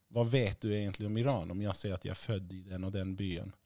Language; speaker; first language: Norwegian; non-native, fluent; Persian